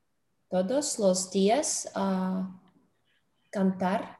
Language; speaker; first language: Spanish; non-native, learner; English